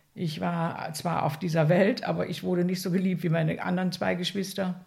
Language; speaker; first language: German; native; German